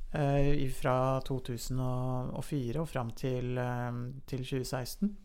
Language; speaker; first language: Norwegian; native; Norwegian